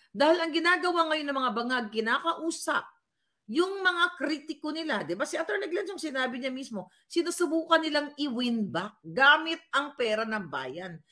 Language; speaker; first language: Filipino; non-native, local second language; Cebuano